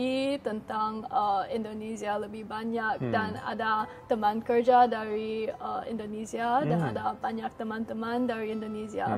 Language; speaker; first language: Indonesian; non-native, learner; Chinese